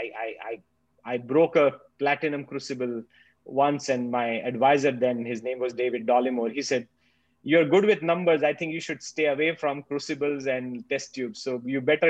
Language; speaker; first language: English; non-native, local second language; Marathi